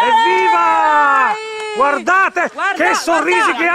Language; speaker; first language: Italian; native; Italian